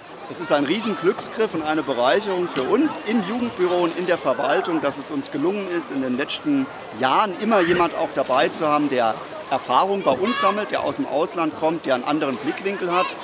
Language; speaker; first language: German; native; German